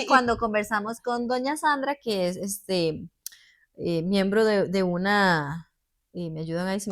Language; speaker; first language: Spanish; native; Spanish